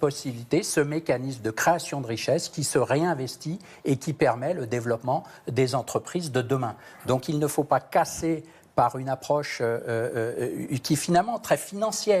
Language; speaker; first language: French; native; French